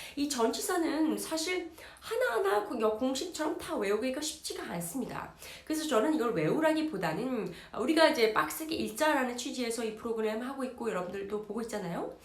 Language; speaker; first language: Korean; native; Korean